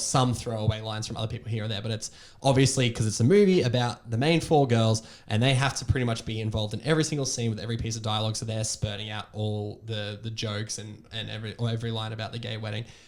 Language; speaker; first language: English; native; English